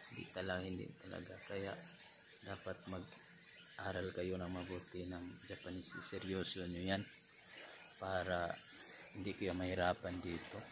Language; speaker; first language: Filipino; non-native, local second language; Cebuano